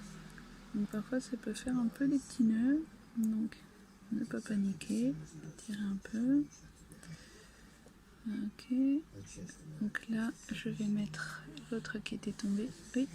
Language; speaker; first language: French; native; French